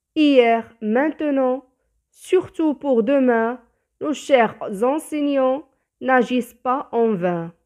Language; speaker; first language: French; non-native, local second language; Arabic